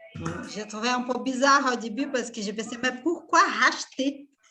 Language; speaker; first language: French; non-native, fluent; Portuguese